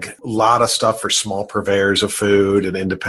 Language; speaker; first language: English; native; English